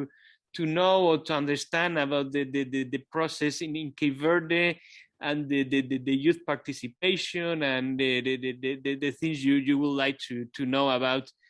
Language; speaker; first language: English; non-native, fluent; Kabuverdianu